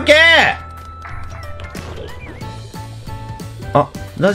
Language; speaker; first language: Japanese; native; Japanese